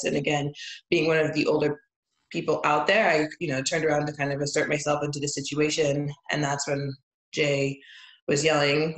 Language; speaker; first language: English; native; English